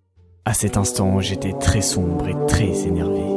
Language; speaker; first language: French; native; French